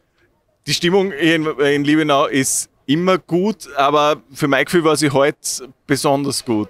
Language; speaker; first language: German; native; German